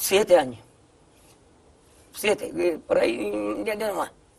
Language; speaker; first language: Spanish; native; Spanish